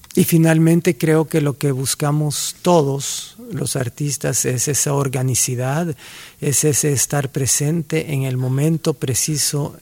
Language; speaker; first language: Spanish; native; Spanish